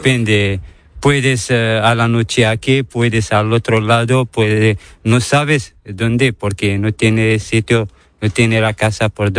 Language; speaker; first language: Spanish; non-native, learner; Arabic